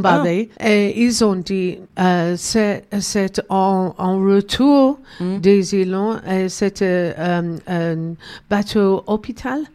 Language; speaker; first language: French; non-native, learner; English